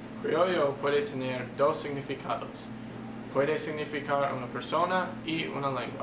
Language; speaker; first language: Spanish; non-native, learner; English